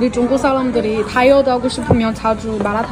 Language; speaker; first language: Korean; non-native, learner; Chinese